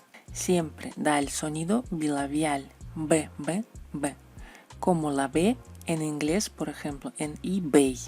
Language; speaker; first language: Spanish; non-native, fluent; Russian